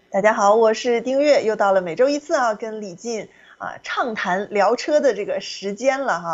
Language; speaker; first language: Chinese; native; Chinese